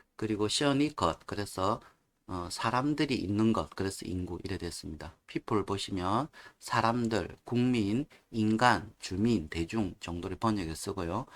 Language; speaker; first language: Korean; native; Korean